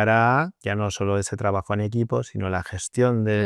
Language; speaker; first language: Spanish; native; Spanish